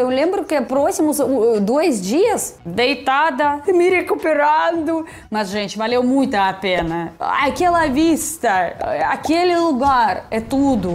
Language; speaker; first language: Portuguese; non-native, fluent; Russian